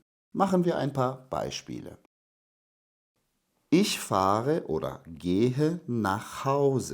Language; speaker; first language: German; non-native, fluent; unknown